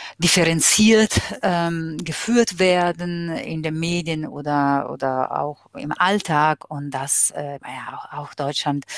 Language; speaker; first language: German; non-native, fluent; Italian